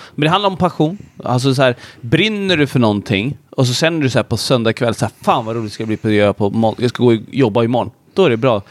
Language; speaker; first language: Swedish; early bilingual, other home language; Hindi